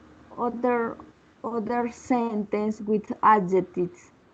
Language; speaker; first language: English; non-native, learner; Spanish